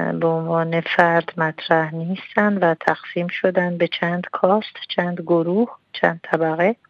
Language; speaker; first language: Persian; non-native, local second language; Armenian